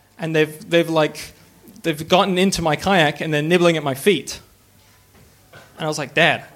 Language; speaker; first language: English; native; English